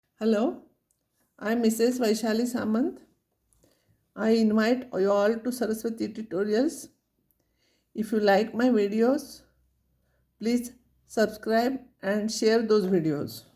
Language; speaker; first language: English; non-native, local second language; Marathi